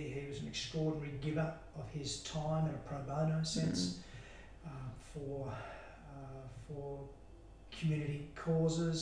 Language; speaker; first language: English; native; English